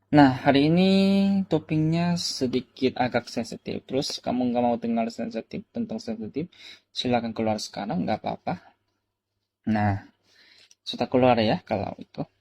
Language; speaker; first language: Indonesian; non-native, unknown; Korean